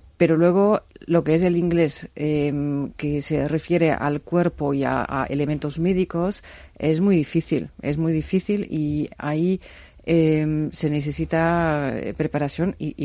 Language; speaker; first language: Spanish; non-native, fluent; German